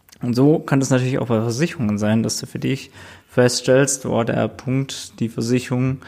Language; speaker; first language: German; native; German